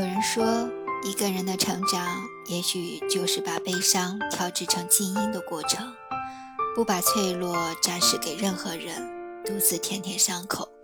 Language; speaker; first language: Chinese; native; Chinese